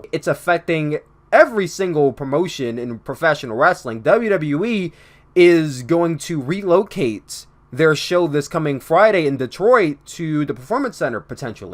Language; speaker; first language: English; native; English